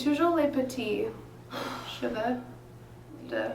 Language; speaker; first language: French; non-native, fluent; English